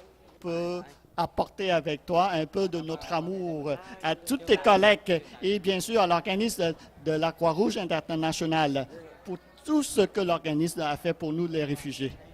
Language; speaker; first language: French; non-native, fluent; Vietnamese